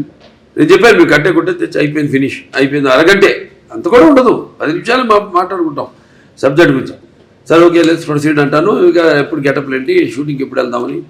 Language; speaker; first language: Telugu; native; Telugu